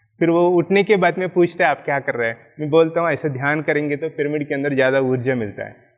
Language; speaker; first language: Hindi; non-native, local second language; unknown